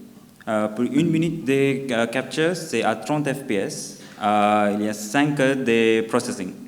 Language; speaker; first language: French; non-native, fluent; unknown